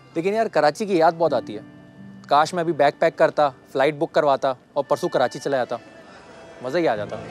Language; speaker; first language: Urdu; native; Urdu